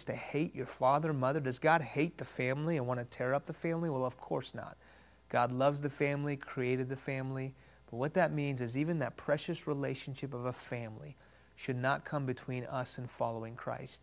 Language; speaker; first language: English; early bilingual, other home language; Persian